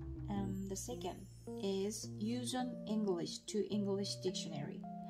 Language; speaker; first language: English; non-native, learner; Korean